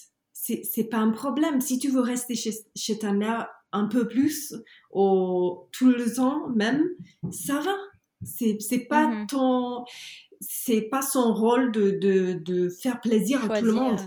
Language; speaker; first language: French; non-native, learner; English